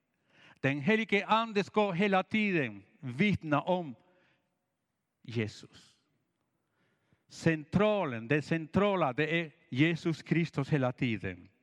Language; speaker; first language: Swedish; non-native, fluent; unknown